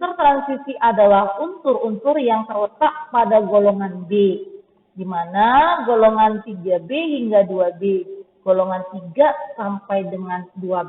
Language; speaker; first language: Indonesian; native; Indonesian